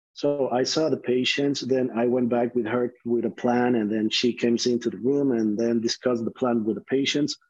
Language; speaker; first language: English; non-native, fluent; Spanish